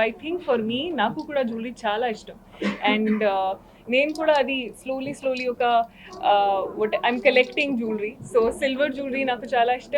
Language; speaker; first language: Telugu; non-native, learner; Hindi